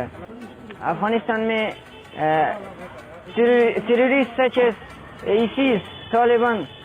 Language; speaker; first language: Hindi; non-native, learner; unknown